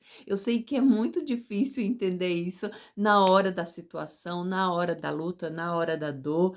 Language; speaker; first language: Portuguese; native; Portuguese